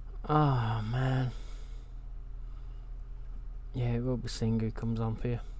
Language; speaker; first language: English; native; English